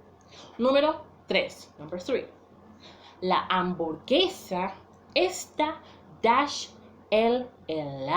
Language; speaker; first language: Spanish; non-native, fluent; English